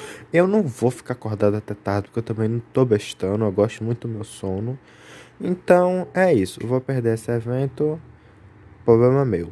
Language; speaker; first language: Portuguese; native; Portuguese